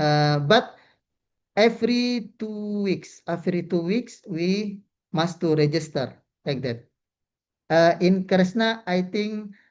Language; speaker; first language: English; non-native, learner; Indonesian